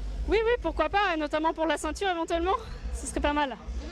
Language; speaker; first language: French; native; French